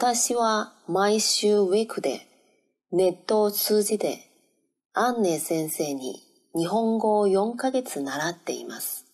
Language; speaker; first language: Japanese; non-native, learner; Chinese